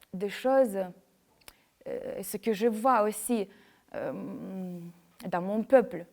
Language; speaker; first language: French; non-native, fluent; Ukrainian